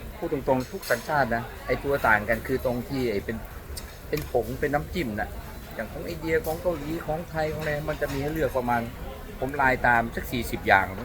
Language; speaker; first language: Thai; native; Thai